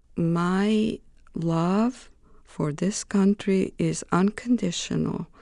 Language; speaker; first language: English; non-native, fluent; Romanian